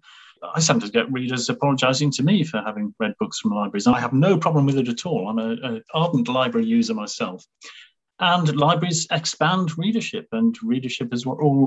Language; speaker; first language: English; native; English